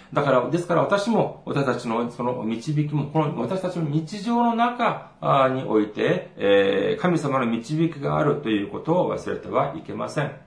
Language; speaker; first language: Japanese; non-native, fluent; Korean